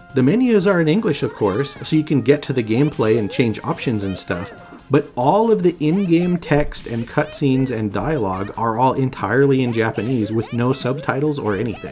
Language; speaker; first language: English; native; English